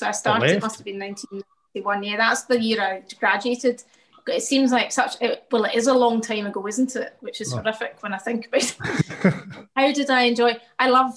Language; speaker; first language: English; native; English